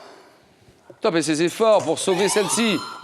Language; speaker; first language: French; native; French